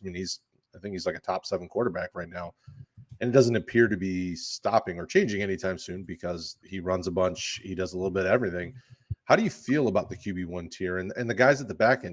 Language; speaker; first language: English; native; English